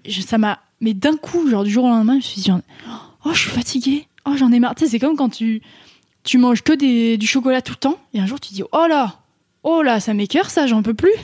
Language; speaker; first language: French; native; French